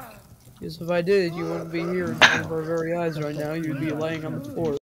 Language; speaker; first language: English; native; English